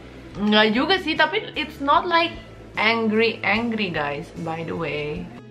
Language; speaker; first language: English; non-native, fluent; Indonesian